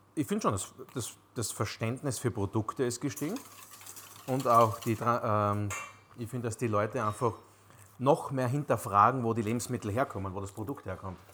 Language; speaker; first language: German; native; German